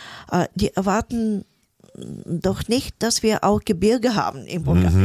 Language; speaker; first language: German; non-native, fluent; Bulgarian